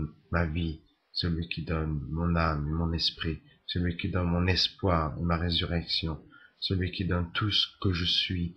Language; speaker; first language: French; native; French